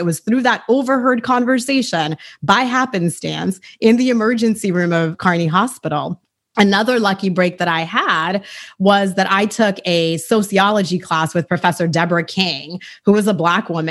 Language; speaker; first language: English; early bilingual, other home language; Haitian Creole